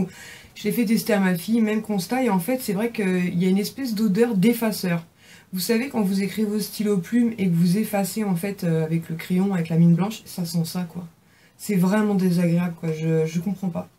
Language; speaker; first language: French; native; French